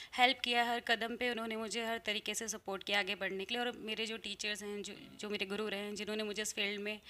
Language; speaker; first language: Hindi; native; Hindi